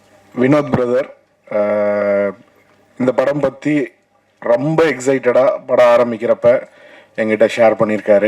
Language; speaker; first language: Tamil; native; Tamil